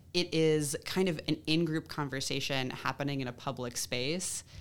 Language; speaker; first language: English; native; English